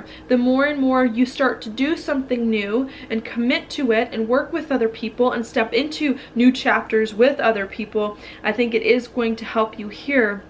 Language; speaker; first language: English; native; English